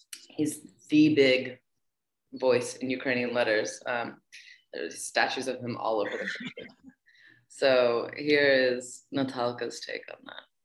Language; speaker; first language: English; native; English